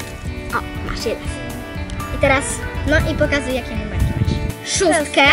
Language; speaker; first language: Polish; native; Polish